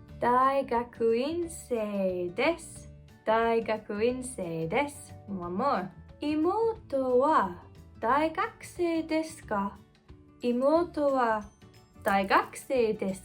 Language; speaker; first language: Japanese; non-native, fluent; English